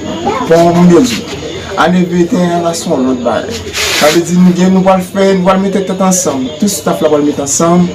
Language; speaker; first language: French; non-native, learner; Haitian Creole